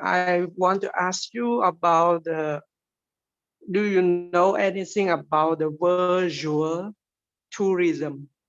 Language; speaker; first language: English; non-native, learner; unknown